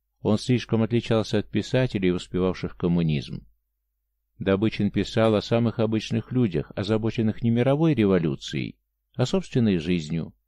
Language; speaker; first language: Russian; native; Russian